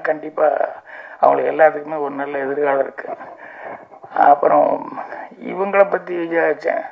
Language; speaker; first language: Tamil; native; Tamil